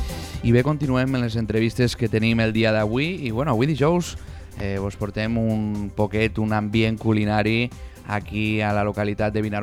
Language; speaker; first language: Catalan; native; Catalan